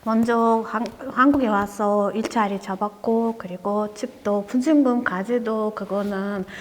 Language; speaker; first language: Korean; non-native, learner; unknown